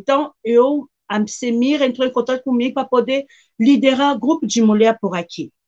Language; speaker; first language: Portuguese; non-native, fluent; Lingala